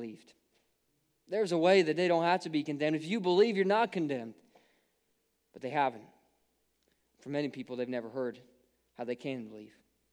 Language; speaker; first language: English; native; English